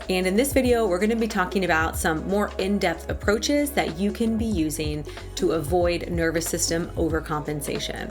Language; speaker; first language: English; native; English